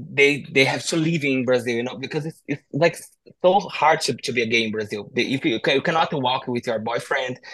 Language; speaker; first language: English; non-native, learner; Portuguese